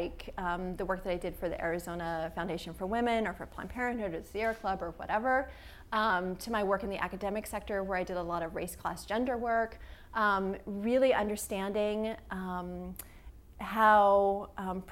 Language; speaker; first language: English; native; English